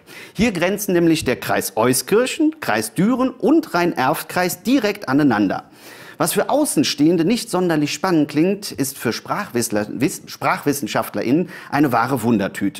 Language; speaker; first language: German; native; German